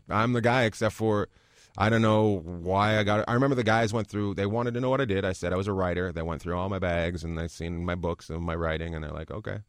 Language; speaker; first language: English; native; English